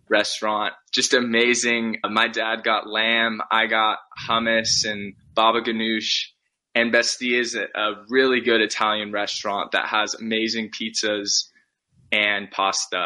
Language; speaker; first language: English; native; English